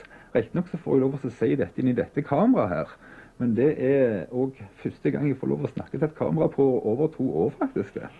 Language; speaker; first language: Norwegian; native; Norwegian